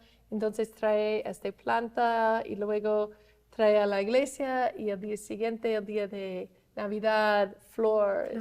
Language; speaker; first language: Spanish; non-native, fluent; English